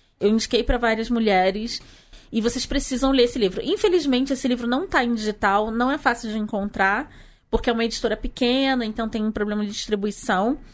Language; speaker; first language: Portuguese; native; Portuguese